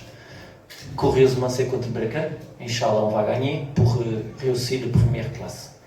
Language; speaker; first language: French; non-native, learner; Portuguese